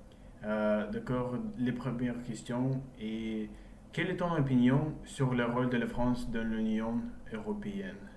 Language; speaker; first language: French; non-native, learner; English